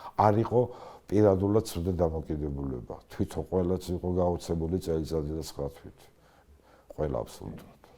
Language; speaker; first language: Georgian; native; Georgian